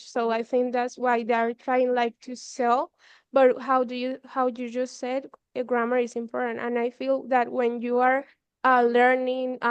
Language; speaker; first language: English; non-native, learner; Spanish